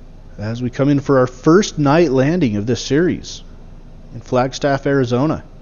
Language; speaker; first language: English; native; English